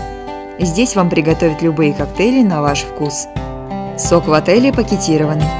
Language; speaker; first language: Russian; native; Russian